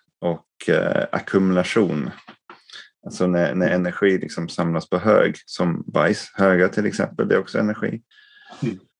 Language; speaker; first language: Swedish; non-native, fluent; English